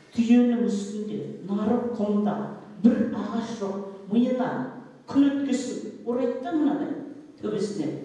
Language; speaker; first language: Kazakh; native; Kazakh